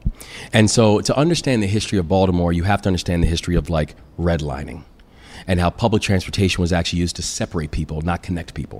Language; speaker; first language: English; native; English